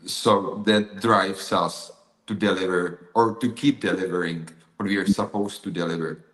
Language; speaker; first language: English; non-native, fluent; Czech